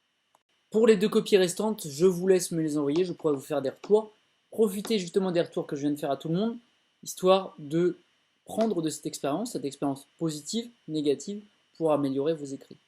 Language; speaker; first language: French; native; French